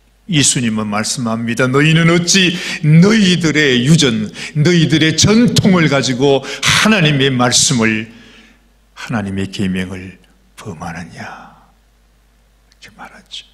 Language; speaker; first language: Korean; native; Korean